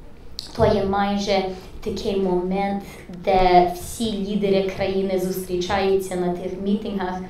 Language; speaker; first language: Ukrainian; early bilingual, heritage; English